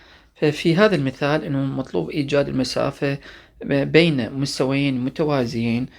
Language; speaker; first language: Arabic; native; Arabic